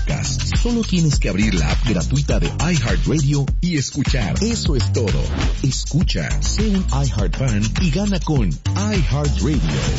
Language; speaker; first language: Spanish; native; Spanish